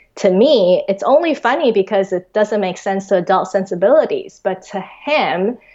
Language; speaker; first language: English; early bilingual, other home language; Chinese